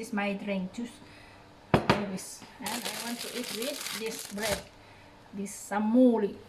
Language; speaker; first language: English; non-native, learner; Cebuano